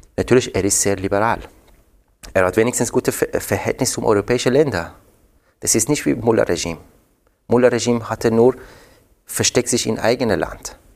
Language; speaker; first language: German; non-native, fluent; Persian